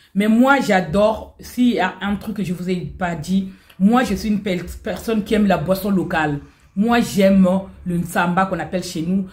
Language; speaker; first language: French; non-native, local second language; Lingala